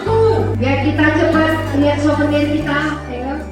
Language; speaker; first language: Indonesian; native; Indonesian